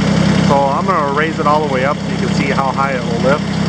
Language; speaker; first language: English; native; English